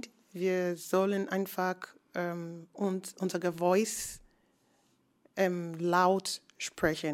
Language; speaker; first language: German; non-native, learner; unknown